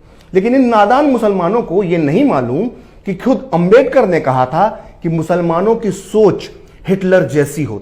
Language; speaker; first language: Hindi; native; Hindi